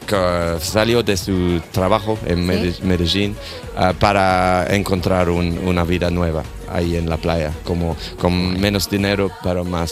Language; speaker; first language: Spanish; non-native, learner; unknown